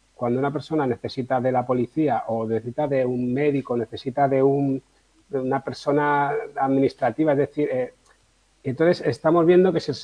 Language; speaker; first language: Spanish; native; Spanish